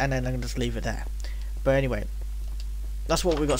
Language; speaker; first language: English; native; English